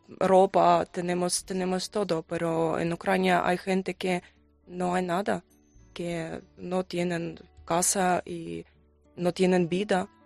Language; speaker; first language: Spanish; non-native, learner; Ukrainian